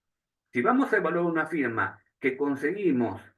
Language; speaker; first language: Spanish; native; Spanish